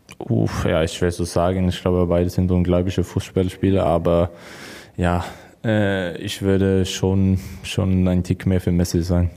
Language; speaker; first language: German; non-native, learner; Swedish